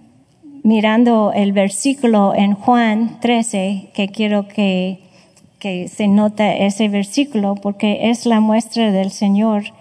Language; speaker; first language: Spanish; non-native, fluent; English